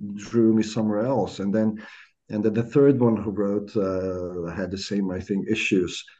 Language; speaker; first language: English; non-native, fluent; Croatian